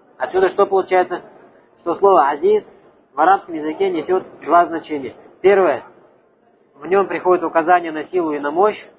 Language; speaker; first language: Russian; non-native, local second language; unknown